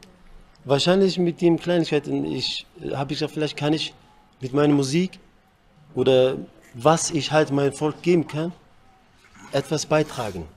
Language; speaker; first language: German; early bilingual, heritage; Kurdish